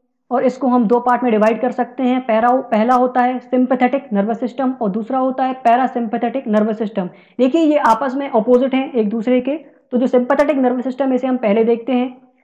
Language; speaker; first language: Hindi; native; Hindi